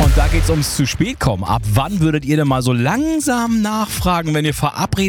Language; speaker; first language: German; native; German